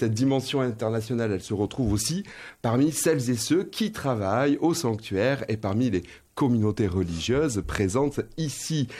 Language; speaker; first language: French; native; French